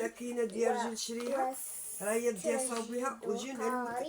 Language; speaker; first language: Arabic; native; Arabic